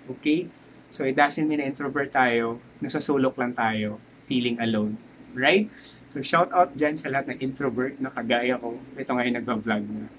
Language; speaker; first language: Filipino; non-native, local second language; Cebuano